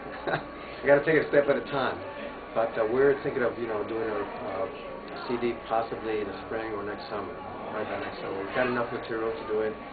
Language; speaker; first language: English; native; English